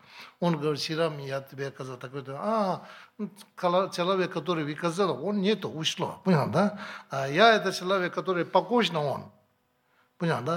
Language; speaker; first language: Russian; non-native, learner; Tibetan